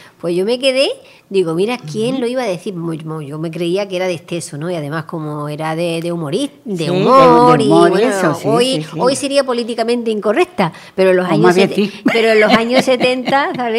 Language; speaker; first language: Spanish; native; Spanish